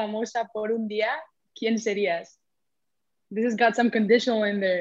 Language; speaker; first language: English; non-native, fluent; Spanish